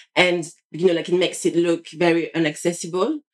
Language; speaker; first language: English; non-native, fluent; French